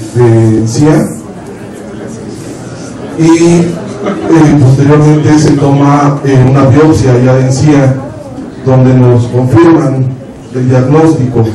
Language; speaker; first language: Spanish; native; Spanish